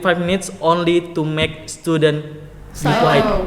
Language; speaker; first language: English; non-native, learner; Indonesian